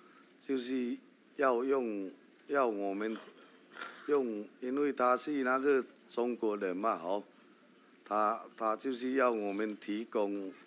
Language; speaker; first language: Chinese; early bilingual, heritage; Chinese